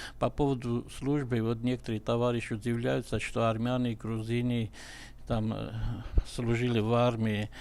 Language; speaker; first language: Russian; non-native, local second language; Armenian